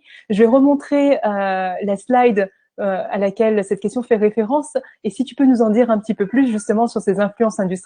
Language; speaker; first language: French; native; French